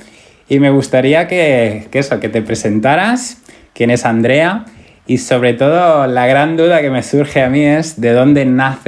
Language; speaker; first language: Spanish; native; Spanish